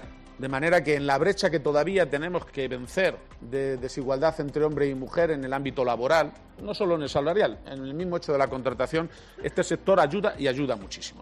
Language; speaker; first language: Spanish; native; Spanish